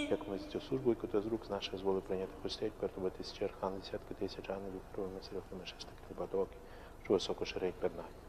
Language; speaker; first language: Ukrainian; native; Ukrainian